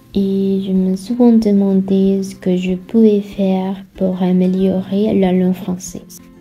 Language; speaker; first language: French; non-native, fluent; Sinhala